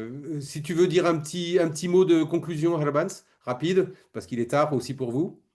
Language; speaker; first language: French; native; French